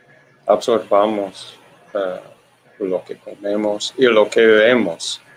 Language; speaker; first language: Spanish; non-native, learner; English